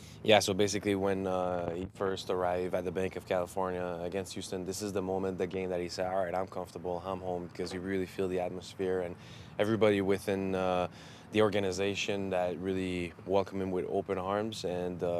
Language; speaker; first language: English; non-native, fluent; French